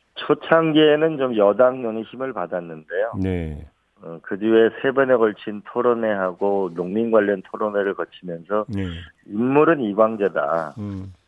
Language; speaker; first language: Korean; native; Korean